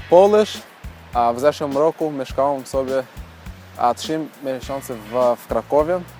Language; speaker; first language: Polish; non-native, fluent; Portuguese